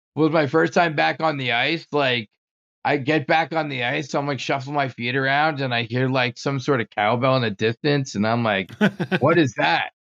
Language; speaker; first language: English; native; English